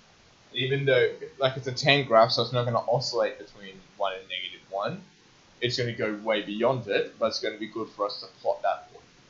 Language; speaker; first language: English; native; English